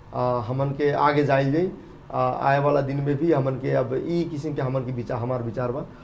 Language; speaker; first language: Bhojpuri; non-native, local second language; Dangaura Tharu